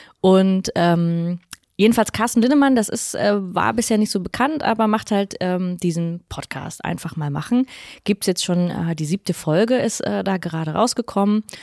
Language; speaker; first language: German; native; German